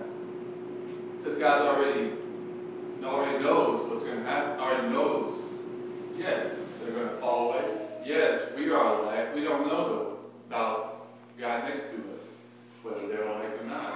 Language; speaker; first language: English; non-native, fluent; Portuguese